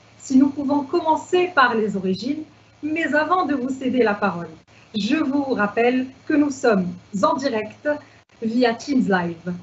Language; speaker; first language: French; non-native, local second language; Arabic